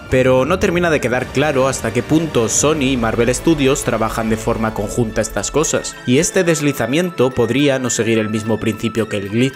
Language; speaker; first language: Spanish; native; Spanish